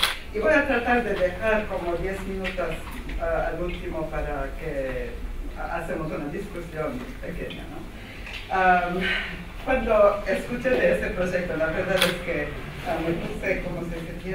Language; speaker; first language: Spanish; non-native, fluent; Armenian